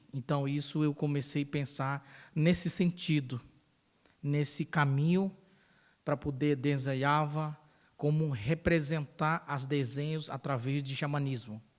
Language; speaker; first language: Portuguese; non-native, local second language; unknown